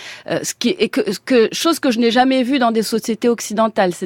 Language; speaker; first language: French; non-native, local second language; Arabic